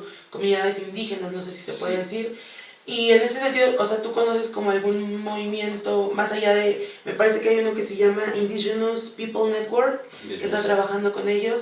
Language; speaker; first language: Spanish; native; Spanish